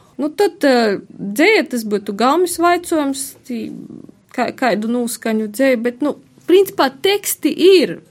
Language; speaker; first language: Latvian; native; Latvian